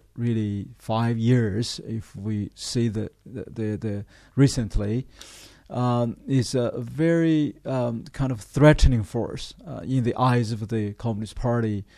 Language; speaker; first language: English; non-native, fluent; Chinese